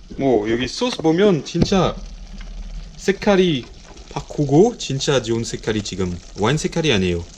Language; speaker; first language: Korean; non-native, learner; French